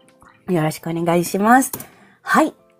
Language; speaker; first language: Japanese; non-native, fluent; Filipino